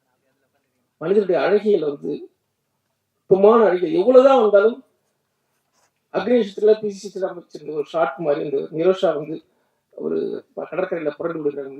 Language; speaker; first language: Tamil; native; Tamil